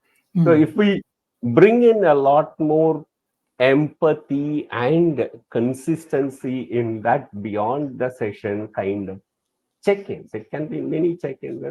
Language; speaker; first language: English; non-native, local second language; Tamil